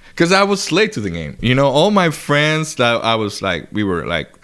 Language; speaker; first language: English; non-native, fluent; Spanish